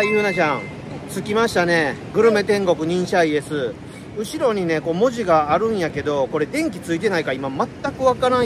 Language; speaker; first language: Japanese; native; Japanese